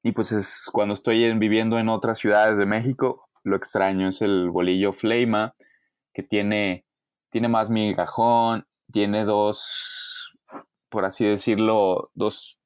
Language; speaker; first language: Spanish; native; Spanish